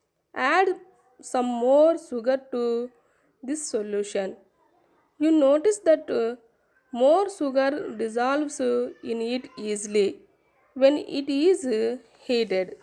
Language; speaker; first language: English; non-native, local second language; Telugu